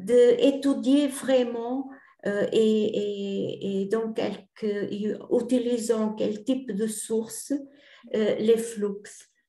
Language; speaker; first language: French; non-native, fluent; Portuguese